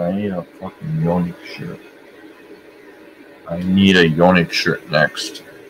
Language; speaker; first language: English; native; English